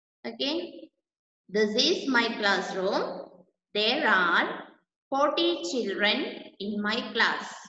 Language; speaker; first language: English; non-native, local second language; Malayalam